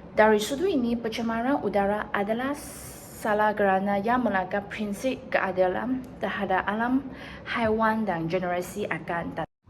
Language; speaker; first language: Malay; non-native, local second language; Chinese